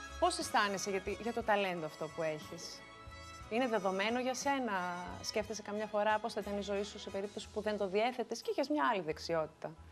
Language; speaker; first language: Greek; native; Greek